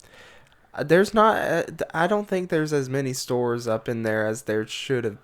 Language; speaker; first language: English; native; English